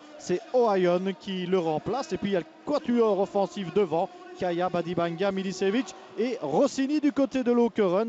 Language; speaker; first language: French; native; French